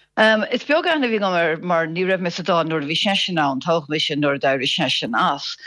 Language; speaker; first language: Irish; non-native, local second language; English